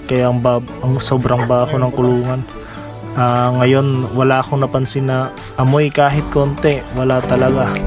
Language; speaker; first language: Filipino; non-native, local second language; Cebuano